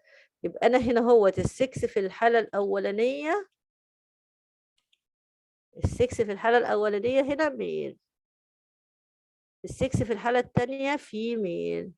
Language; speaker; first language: Arabic; native; Arabic